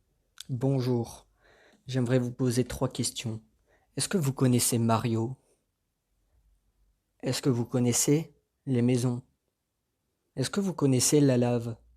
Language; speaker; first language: French; native; French